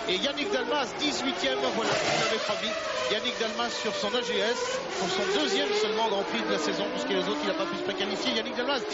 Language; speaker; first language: French; native; French